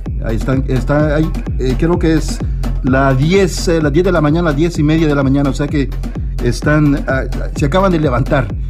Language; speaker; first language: Spanish; native; Spanish